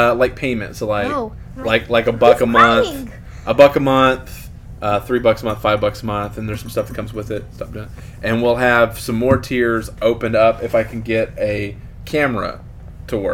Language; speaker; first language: English; native; English